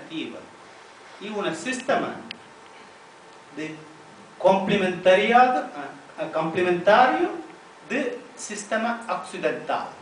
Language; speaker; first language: Spanish; non-native, fluent; Tamil